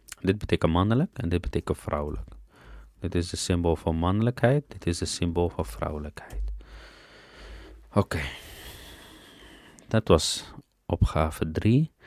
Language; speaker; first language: Dutch; early bilingual, other home language; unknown